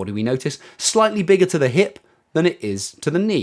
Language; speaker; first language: English; native; English